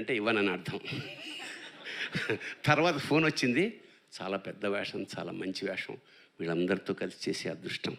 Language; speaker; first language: Telugu; native; Telugu